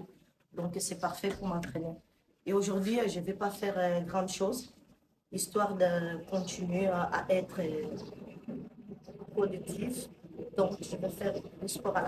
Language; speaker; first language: French; non-native, fluent; Portuguese